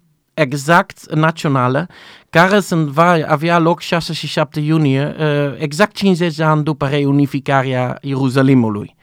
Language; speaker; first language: Romanian; non-native, learner; Dutch